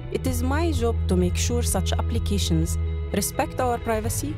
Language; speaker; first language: English; non-native, fluent; Arabic